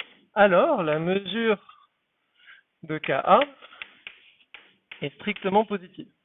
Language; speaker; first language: French; native; French